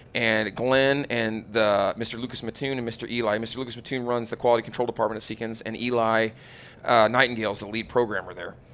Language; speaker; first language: English; native; English